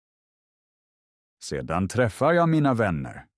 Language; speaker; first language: Swedish; non-native, fluent; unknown